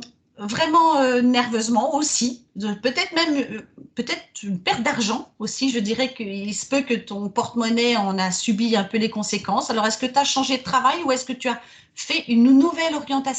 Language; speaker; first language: French; native; French